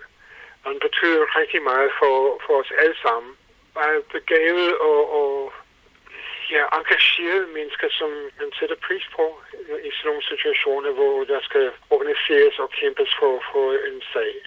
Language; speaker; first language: Danish; non-native, fluent; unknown